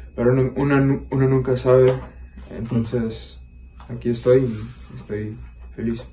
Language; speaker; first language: Spanish; early bilingual, heritage; Spanish